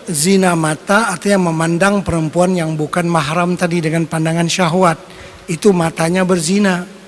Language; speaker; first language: Indonesian; non-native, local second language; Banjar